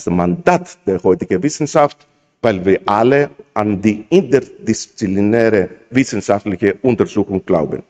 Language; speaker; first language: German; non-native, fluent; Greek